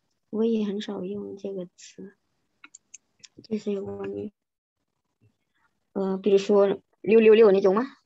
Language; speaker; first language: Chinese; non-native, fluent; Indonesian